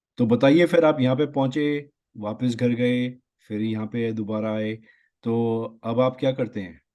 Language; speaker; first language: Hindi; native; Hindi